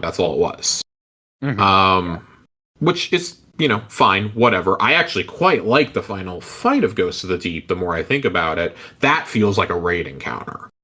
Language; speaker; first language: English; native; English